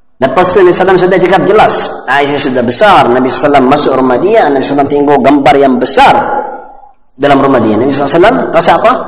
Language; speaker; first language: Malay; non-native, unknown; Arabic